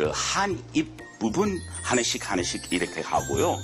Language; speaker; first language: Korean; non-native, learner; English